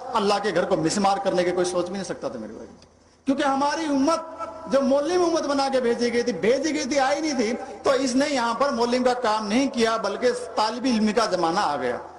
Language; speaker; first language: Urdu; non-native, local second language; Hindi